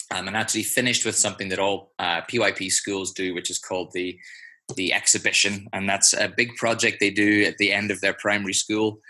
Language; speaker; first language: English; native; English